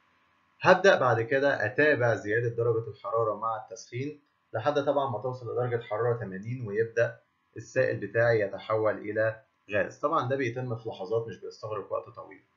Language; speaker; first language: Arabic; native; Arabic